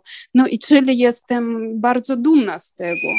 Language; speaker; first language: Polish; non-native, learner; Ukrainian